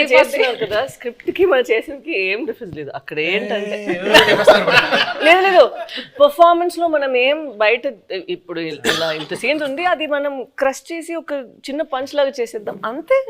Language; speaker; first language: Telugu; non-native, fluent; Tamil